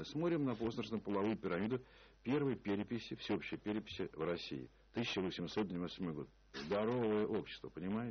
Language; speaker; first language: Russian; native; Russian